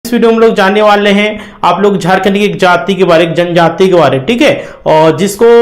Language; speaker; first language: Hindi; native; Hindi